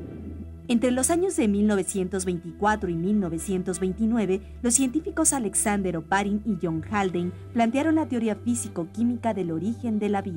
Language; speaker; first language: Spanish; native; Spanish